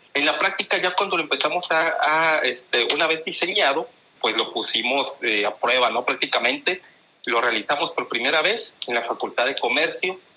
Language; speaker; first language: Spanish; native; Spanish